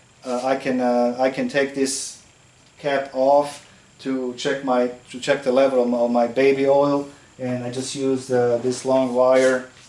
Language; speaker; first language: English; non-native, fluent; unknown